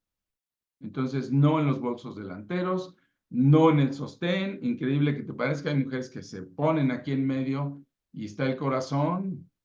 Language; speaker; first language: Spanish; native; Spanish